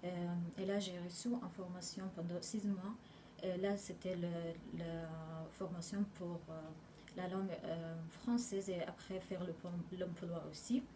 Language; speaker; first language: French; non-native, learner; Arabic